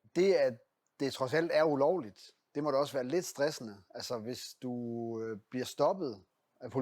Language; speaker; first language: Danish; native; Danish